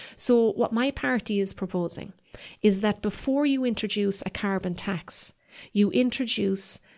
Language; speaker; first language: English; native; English